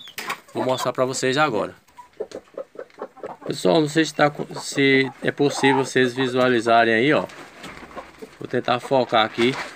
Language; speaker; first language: Portuguese; native; Portuguese